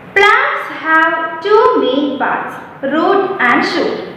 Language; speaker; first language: English; non-native, local second language; Malayalam